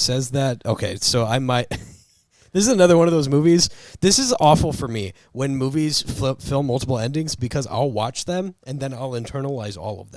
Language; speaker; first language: English; native; English